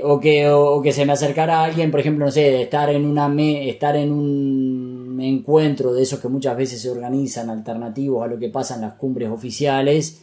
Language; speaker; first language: Spanish; native; Spanish